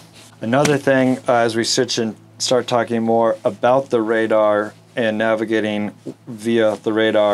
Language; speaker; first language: English; native; English